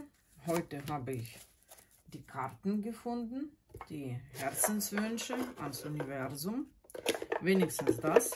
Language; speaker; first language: German; non-native, fluent; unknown